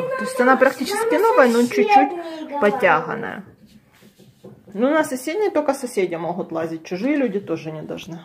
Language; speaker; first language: Russian; native; Russian